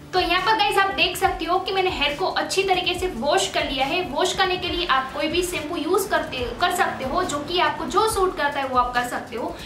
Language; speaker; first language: Hindi; native; Hindi